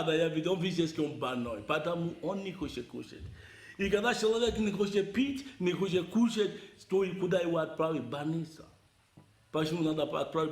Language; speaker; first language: Russian; non-native, learner; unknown